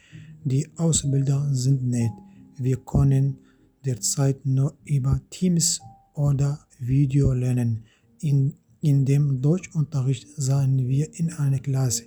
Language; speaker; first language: German; non-native, fluent; Arabic